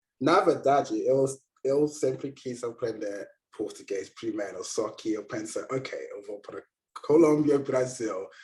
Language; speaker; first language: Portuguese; non-native, learner; English